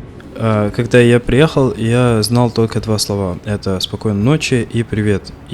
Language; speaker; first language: Russian; non-native, fluent; Arabic